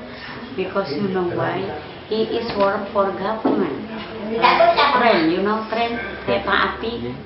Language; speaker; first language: English; non-native, learner; Indonesian